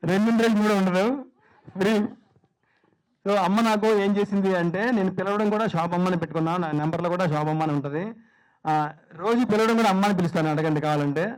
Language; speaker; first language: Telugu; native; Telugu